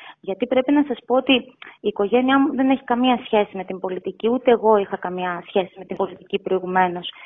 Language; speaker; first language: Greek; native; Greek